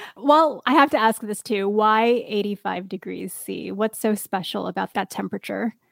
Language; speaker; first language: English; native; English